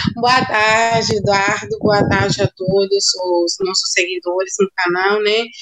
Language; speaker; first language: Portuguese; non-native, fluent; Spanish